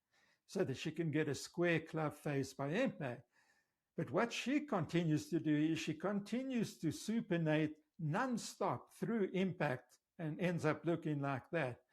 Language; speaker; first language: English; native; English